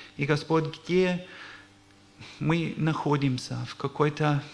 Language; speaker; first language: Russian; non-native, learner; English